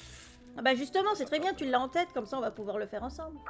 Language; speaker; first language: French; native; French